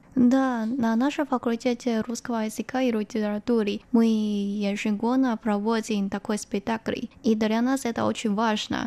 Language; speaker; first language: Russian; non-native, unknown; Chinese